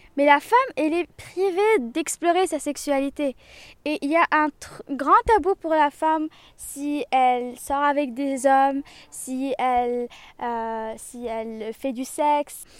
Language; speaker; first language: French; non-native, local second language; Arabic